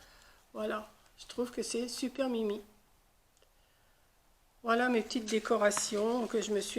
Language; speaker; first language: French; native; French